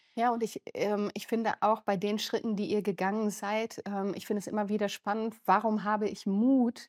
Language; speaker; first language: German; native; German